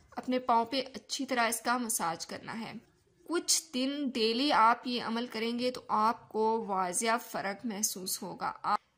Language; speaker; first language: Urdu; native; Urdu